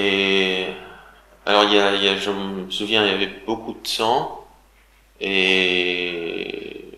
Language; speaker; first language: French; non-native, fluent; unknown